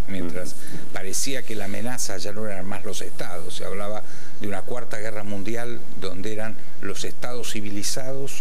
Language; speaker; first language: Spanish; native; Spanish